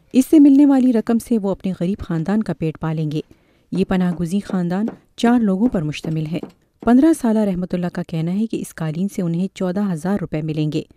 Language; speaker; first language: Urdu; native; Urdu